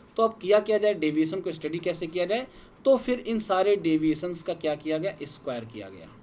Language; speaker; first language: Hindi; native; Hindi